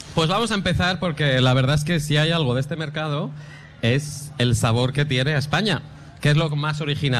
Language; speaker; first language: Spanish; native; Spanish